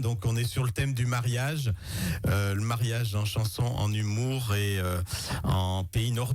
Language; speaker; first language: French; native; French